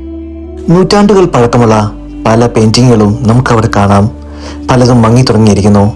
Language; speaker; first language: Malayalam; native; Malayalam